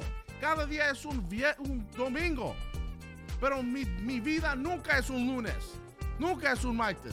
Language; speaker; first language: Spanish; early bilingual, heritage; Spanish